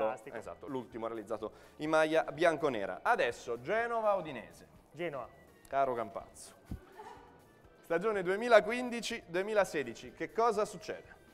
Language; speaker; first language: Italian; native; Italian